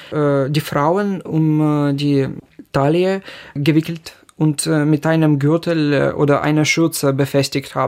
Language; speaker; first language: German; non-native, fluent; Ukrainian